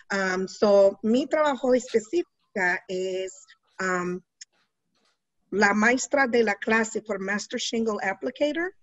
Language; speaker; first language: Spanish; non-native, learner; English